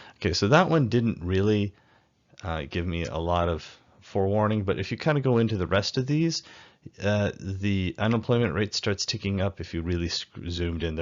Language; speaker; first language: English; native; English